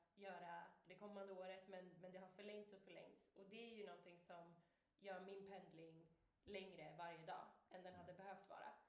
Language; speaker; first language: Swedish; native; Swedish